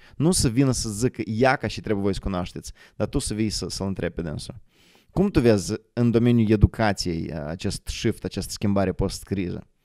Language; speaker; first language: Romanian; native; Romanian